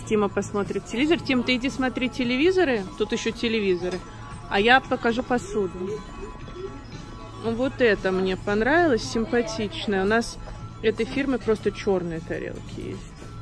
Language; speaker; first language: Russian; native; Russian